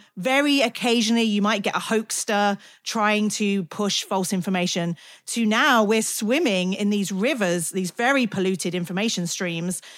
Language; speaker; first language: English; native; English